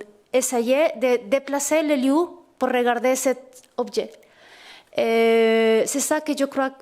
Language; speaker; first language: French; non-native, fluent; Spanish